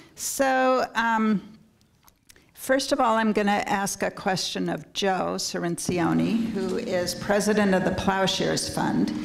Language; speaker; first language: English; native; English